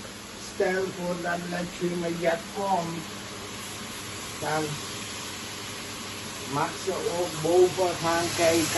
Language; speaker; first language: Dutch; non-native, local second language; Caribbean Hindustani